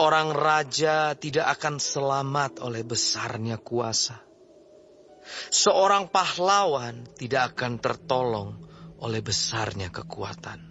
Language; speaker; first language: Indonesian; native; Indonesian